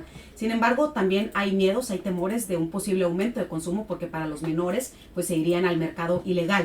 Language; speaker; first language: Spanish; native; Spanish